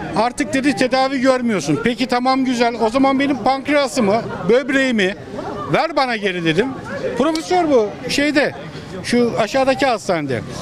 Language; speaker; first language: Turkish; native; Turkish